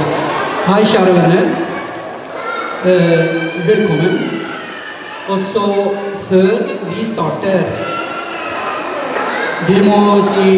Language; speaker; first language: Norwegian; non-native, learner; Arabic